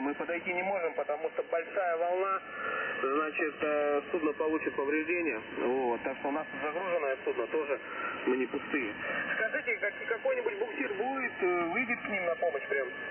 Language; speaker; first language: Russian; native; Russian